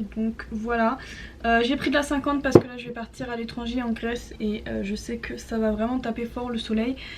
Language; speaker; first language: French; native; French